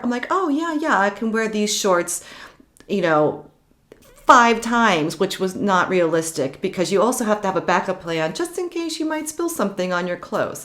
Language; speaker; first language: English; native; English